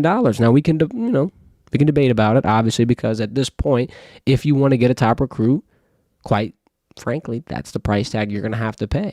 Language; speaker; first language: English; native; English